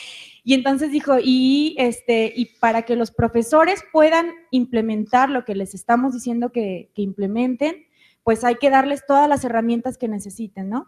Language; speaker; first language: Spanish; native; Spanish